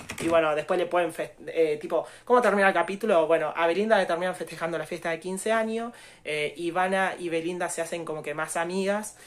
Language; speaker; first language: Spanish; native; Spanish